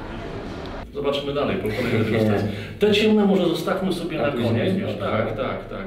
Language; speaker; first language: Polish; native; Polish